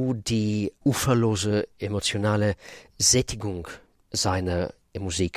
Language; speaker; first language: German; non-native, fluent; Russian